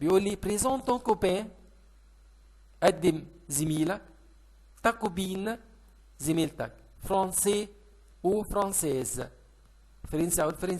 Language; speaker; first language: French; non-native, fluent; Arabic